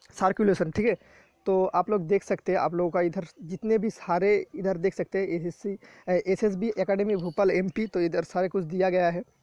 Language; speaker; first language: Hindi; non-native, local second language; Bangla